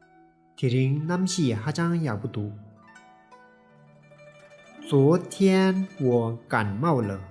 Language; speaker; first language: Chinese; non-native, fluent; Tibetan